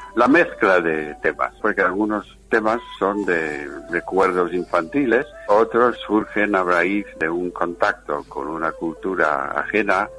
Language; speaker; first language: Spanish; native; Spanish